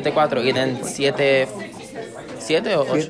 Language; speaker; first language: Spanish; early bilingual, heritage; Spanish